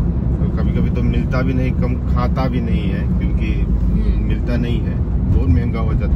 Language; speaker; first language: Hindi; non-native, local second language; Manipuri